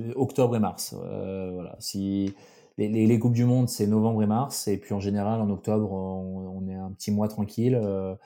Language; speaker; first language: French; native; French